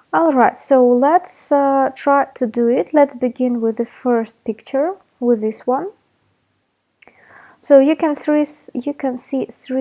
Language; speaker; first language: English; non-native, fluent; Russian